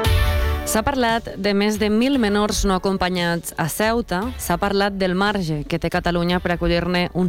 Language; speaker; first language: Catalan; native; Catalan